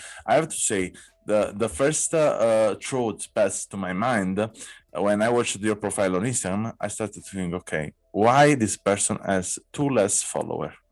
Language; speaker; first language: English; non-native, fluent; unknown